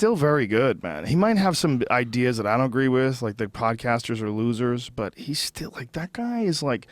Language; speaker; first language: English; native; English